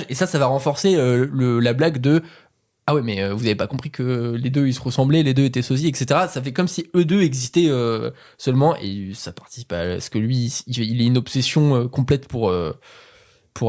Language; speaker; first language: French; native; French